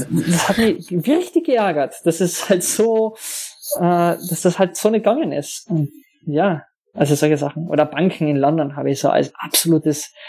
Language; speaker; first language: German; native; German